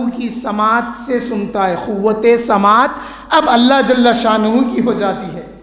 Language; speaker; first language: Urdu; native; Urdu